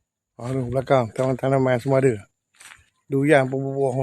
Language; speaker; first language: Malay; native; Malay